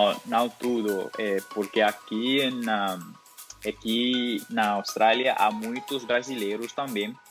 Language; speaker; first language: Portuguese; non-native, learner; Spanish